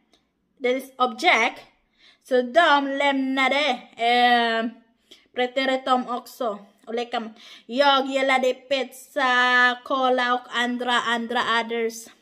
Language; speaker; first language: Swedish; non-native, learner; Filipino